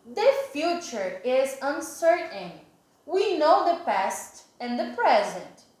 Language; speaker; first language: English; non-native, fluent; Portuguese